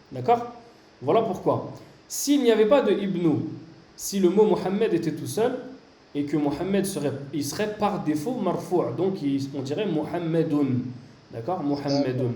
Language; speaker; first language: French; native; French